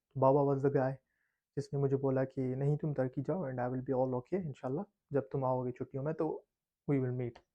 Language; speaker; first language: Urdu; native; Urdu